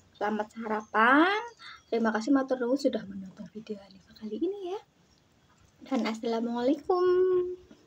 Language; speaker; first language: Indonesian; native; Indonesian